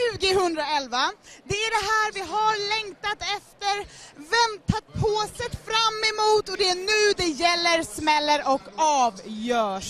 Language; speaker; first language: Swedish; native; Swedish